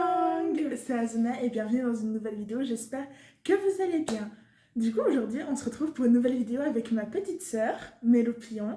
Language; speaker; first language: French; native; French